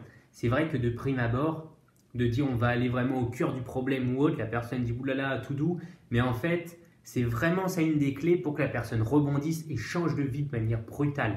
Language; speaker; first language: French; native; French